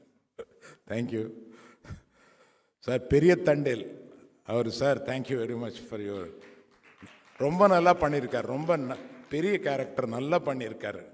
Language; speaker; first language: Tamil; non-native, local second language; Telugu